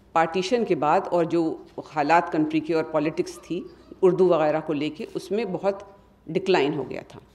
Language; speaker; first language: Hindi; native; Hindi